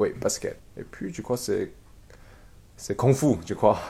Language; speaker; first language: French; non-native, learner; Chinese